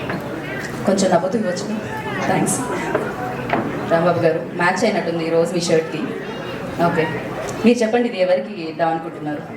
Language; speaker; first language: Telugu; native; Telugu